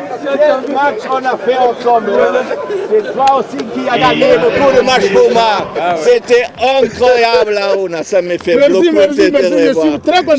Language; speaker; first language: French; non-native, fluent; German